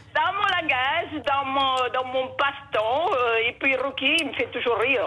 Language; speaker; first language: French; non-native, fluent; Portuguese